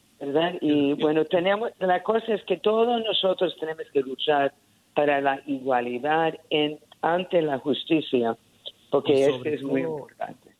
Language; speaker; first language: Spanish; early bilingual, heritage; Spanish